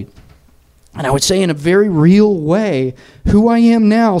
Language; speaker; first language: English; native; English